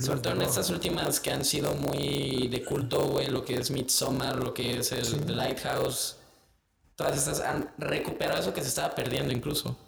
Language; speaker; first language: Spanish; native; Spanish